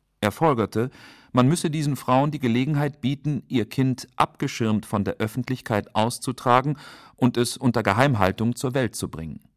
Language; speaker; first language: German; native; German